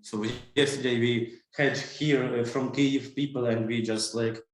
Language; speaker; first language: English; non-native, learner; Ukrainian